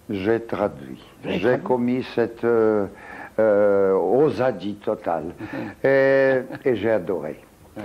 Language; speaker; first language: French; non-native, fluent; Portuguese